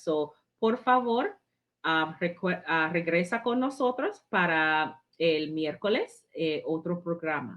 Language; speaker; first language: Spanish; non-native, fluent; English